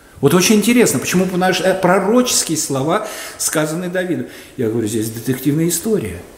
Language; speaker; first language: Russian; native; Russian